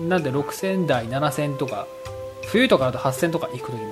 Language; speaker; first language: Japanese; native; Japanese